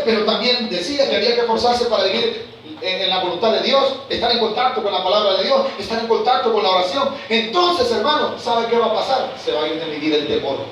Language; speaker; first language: Spanish; native; Spanish